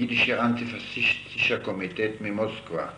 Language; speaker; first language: Hebrew; non-native, fluent; Yiddish